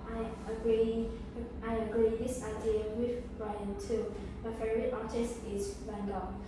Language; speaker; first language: English; non-native, learner; Vietnamese